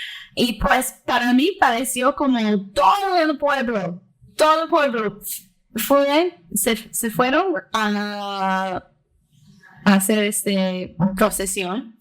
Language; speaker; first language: Spanish; early bilingual, heritage; Spanish